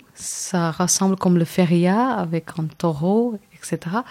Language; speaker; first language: French; non-native, fluent; Tamil